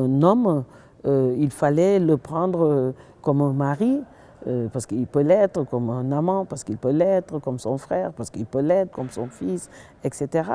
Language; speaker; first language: French; non-native, local second language; Wolof